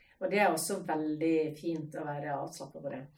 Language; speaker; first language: Norwegian; native; Norwegian